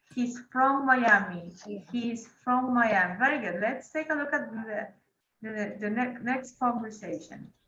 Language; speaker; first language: English; non-native, fluent; Spanish